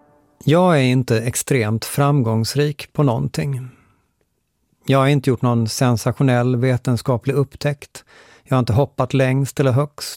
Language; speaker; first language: Swedish; native; Swedish